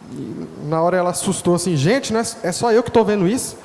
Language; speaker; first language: Portuguese; native; Portuguese